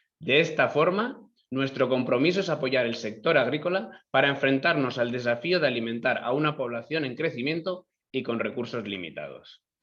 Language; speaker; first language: Spanish; native; Spanish